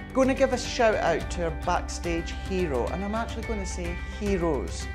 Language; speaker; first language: English; native; English